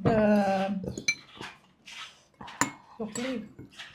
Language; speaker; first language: English; non-native, fluent; Filipino